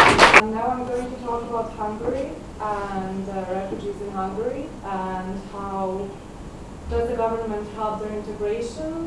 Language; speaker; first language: English; non-native, fluent; Hungarian